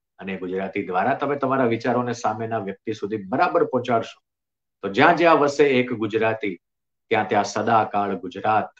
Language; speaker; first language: Gujarati; native; Gujarati